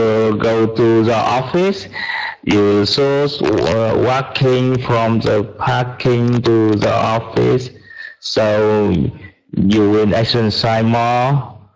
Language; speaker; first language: English; non-native, learner; Vietnamese